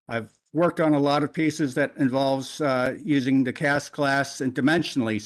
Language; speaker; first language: English; native; English